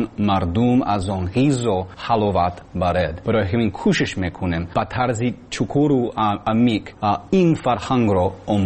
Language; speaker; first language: Persian; non-native, learner; English